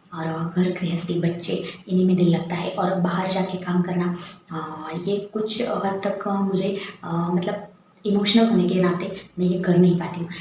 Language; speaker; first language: Hindi; non-native, local second language; Marathi